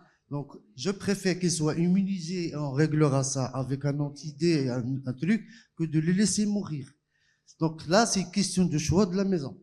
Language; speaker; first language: French; non-native, local second language; Arabic